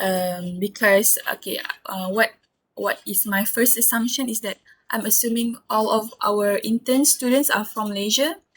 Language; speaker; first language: English; non-native, local second language; Malay